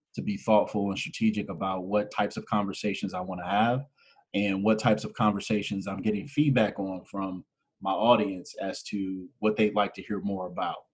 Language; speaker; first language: English; native; English